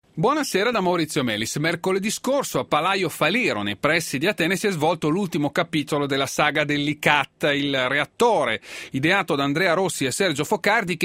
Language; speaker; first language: Italian; native; Italian